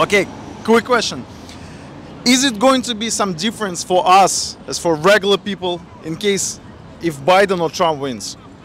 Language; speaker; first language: English; non-native, fluent; Russian